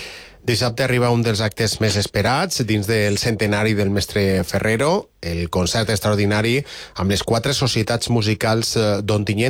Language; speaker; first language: Catalan; native; Catalan